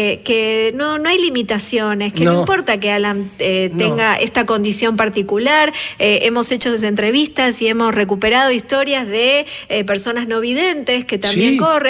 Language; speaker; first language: Spanish; native; Spanish